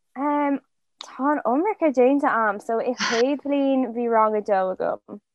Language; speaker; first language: Irish; non-native, local second language; English